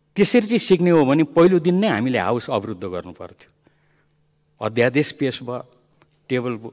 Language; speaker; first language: Nepali; non-native, local second language; Limbu